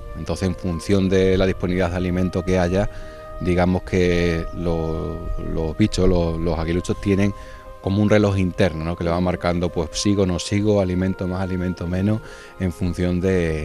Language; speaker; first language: Spanish; native; Spanish